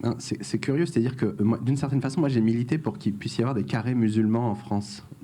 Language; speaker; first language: French; early bilingual, other home language; Arabic